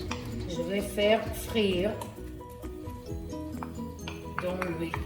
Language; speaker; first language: French; non-native, fluent; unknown